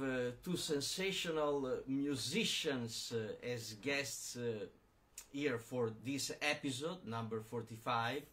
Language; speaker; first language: English; non-native, fluent; Italian